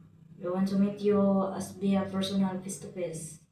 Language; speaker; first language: English; non-native, local second language; Filipino